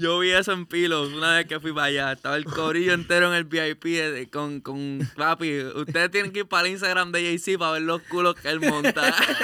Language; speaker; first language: Spanish; early bilingual, heritage; Spanish